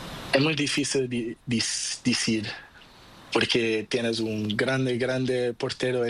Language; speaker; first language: Spanish; non-native, learner; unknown